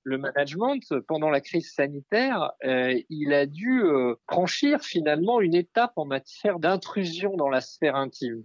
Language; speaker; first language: French; native; French